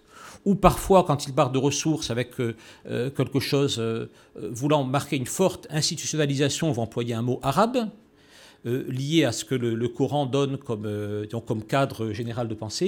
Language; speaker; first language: French; native; French